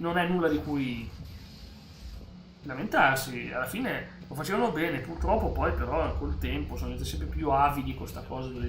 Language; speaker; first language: Italian; native; Italian